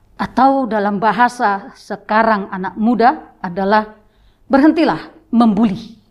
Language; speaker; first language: Indonesian; native; Indonesian